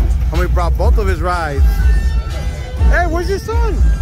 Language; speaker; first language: English; early bilingual, other home language; Spanish